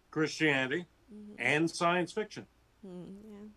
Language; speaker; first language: English; native; English